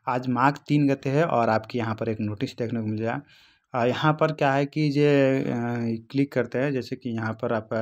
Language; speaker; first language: Hindi; non-native, local second language; Bhojpuri